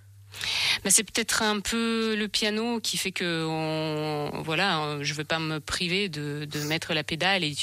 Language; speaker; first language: French; non-native, fluent; Russian